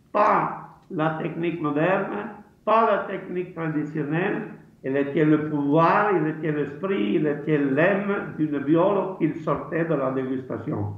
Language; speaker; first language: French; non-native, fluent; Italian